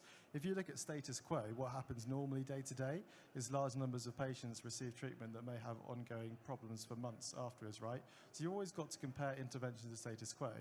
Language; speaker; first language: English; native; English